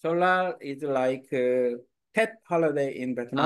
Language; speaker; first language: English; non-native, learner; Korean